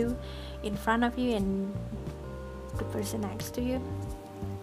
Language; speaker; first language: English; non-native, local second language; Malay